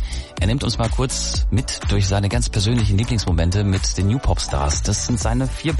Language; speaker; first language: German; native; German